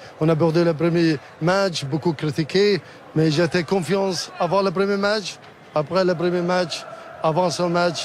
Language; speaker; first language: French; non-native, learner; Spanish